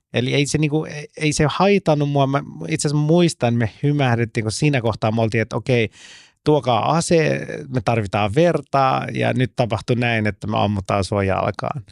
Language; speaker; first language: Finnish; early bilingual, other home language; Persian